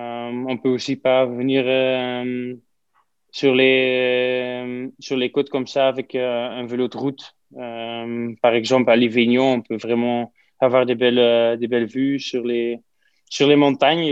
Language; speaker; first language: French; non-native, fluent; Dutch